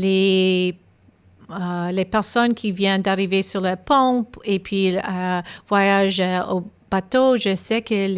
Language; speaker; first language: French; non-native, local second language; English